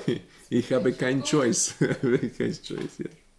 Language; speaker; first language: German; non-native, learner; Bulgarian